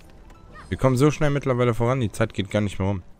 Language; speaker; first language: German; native; German